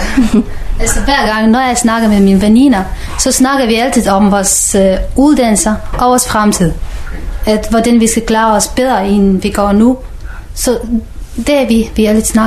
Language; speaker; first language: Danish; non-native, learner; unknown